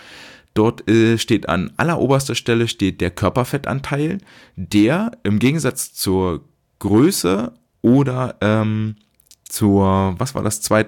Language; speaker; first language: German; native; German